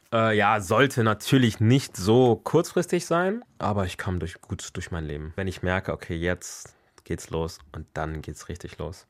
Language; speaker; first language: German; early bilingual, other home language; Akan